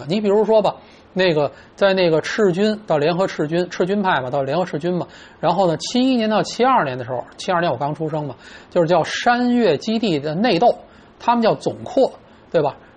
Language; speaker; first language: Chinese; native; Chinese